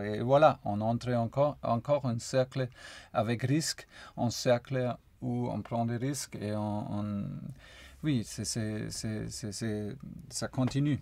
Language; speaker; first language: French; non-native, fluent; German